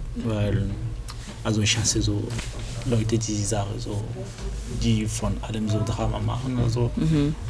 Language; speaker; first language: German; early bilingual, other home language; French